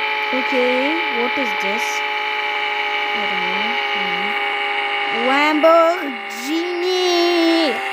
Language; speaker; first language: English; non-native, learner; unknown